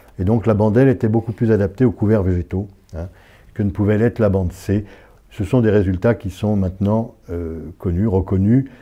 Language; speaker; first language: French; native; French